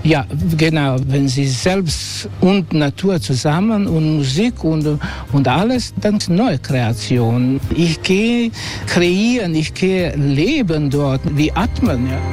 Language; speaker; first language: German; non-native, learner; Croatian